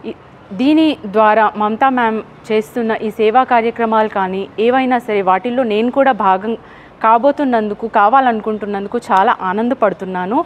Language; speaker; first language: Telugu; native; Telugu